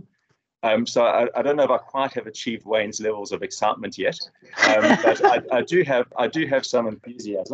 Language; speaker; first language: English; native; English